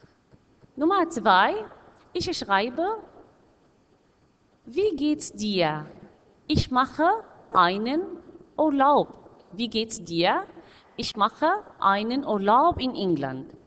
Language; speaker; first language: German; non-native, fluent; Arabic